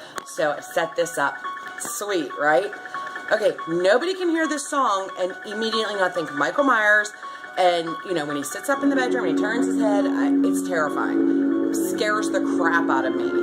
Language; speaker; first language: English; native; English